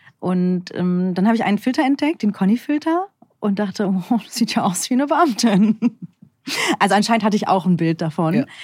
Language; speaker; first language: German; early bilingual, other home language; Turkish